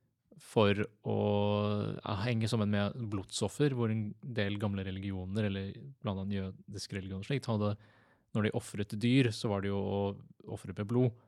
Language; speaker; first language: Norwegian; native; Norwegian